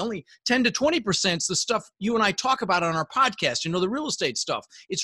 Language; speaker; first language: English; early bilingual, other home language; Dutch